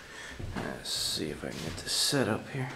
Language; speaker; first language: English; native; English